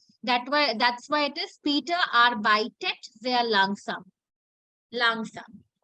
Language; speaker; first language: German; non-native, fluent; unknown